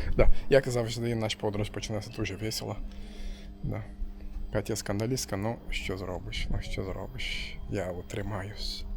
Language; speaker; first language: Ukrainian; non-native, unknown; Turkish